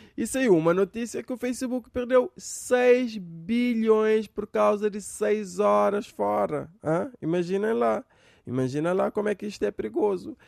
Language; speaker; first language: Portuguese; non-native, local second language; Kabuverdianu